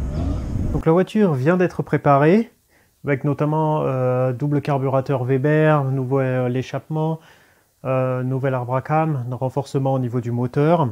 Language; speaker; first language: French; native; French